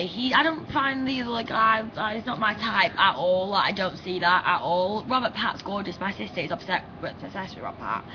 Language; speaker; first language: English; native; English